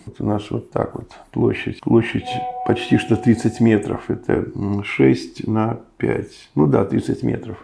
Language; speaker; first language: Russian; native; Russian